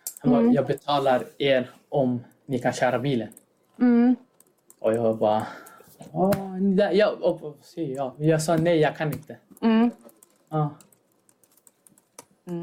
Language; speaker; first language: Swedish; non-native, fluent; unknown